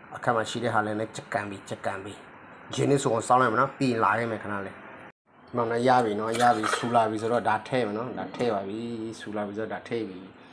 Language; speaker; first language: Burmese; non-native, local second language; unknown